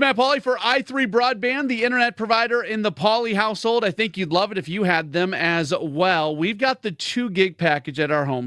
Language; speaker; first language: English; native; English